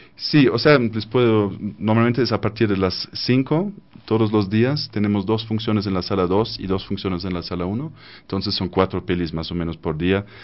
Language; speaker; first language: Spanish; non-native, fluent; German